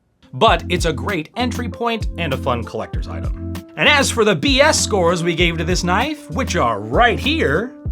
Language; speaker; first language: English; native; English